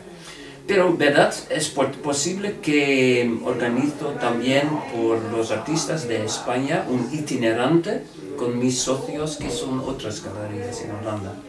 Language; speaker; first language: Spanish; non-native, fluent; Dutch